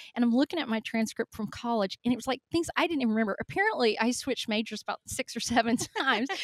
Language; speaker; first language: English; native; English